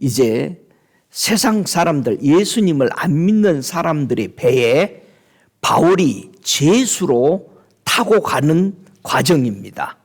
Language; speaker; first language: Korean; native; Korean